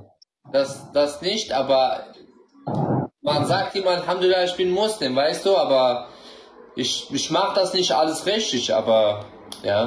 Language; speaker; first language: German; non-native, learner; Central Kurdish